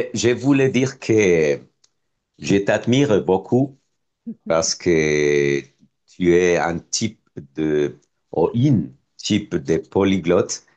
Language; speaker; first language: French; non-native, fluent; Spanish